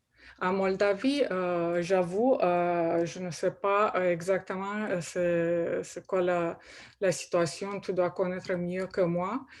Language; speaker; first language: French; non-native, fluent; Romanian